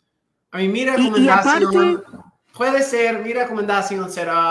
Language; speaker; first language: Spanish; non-native, fluent; English